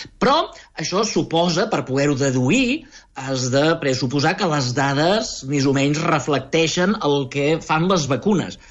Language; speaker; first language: Catalan; native; Catalan